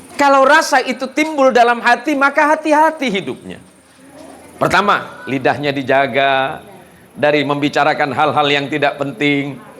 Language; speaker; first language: Indonesian; native; Indonesian